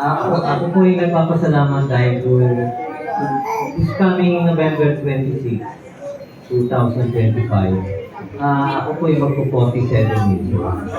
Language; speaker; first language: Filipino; native; Filipino